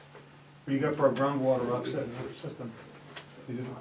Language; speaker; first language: English; native; English